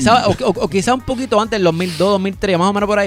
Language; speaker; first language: Spanish; native; Spanish